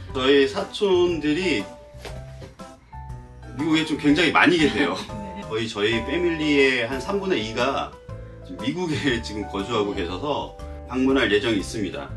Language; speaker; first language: Korean; native; Korean